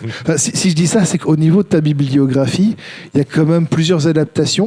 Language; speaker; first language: French; native; French